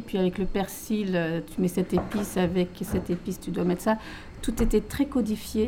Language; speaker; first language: French; non-native, local second language; Arabic